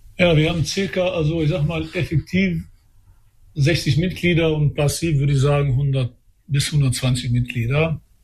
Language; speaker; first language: German; early bilingual, other home language; Albanian